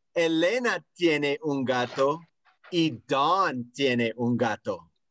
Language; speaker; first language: Spanish; non-native, fluent; English